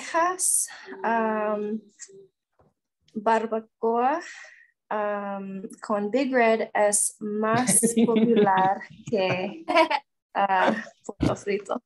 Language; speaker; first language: Spanish; non-native, learner; English